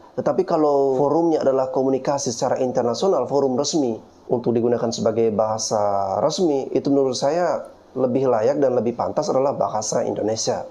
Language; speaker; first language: Indonesian; native; Indonesian